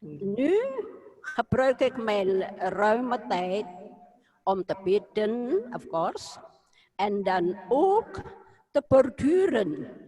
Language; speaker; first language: Dutch; non-native, fluent; Indonesian